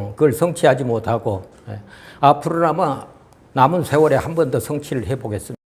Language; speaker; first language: Korean; native; Korean